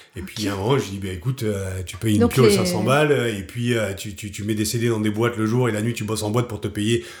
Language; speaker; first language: French; native; French